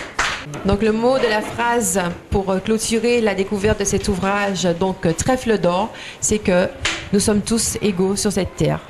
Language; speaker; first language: French; native; French